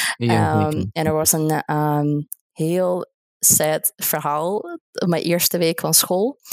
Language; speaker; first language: Dutch; non-native, fluent; Russian